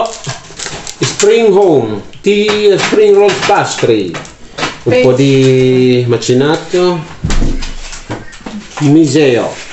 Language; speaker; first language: Italian; non-native, learner; Filipino